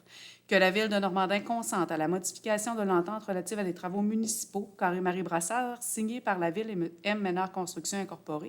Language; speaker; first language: French; native; French